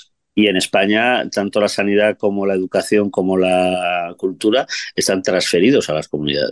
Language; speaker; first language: Spanish; native; Spanish